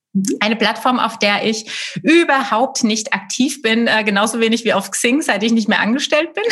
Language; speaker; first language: German; native; German